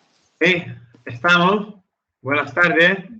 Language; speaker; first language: Spanish; non-native, learner; Italian